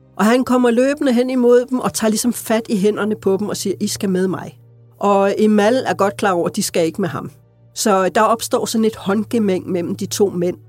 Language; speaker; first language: Danish; native; Danish